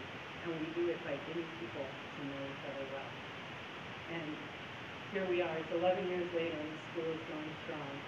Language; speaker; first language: English; native; English